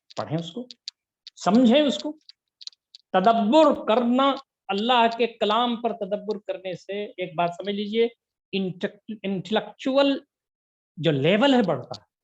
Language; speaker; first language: Urdu; native; Urdu